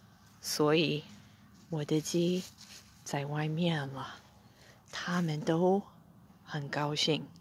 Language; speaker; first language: Chinese; non-native, fluent; English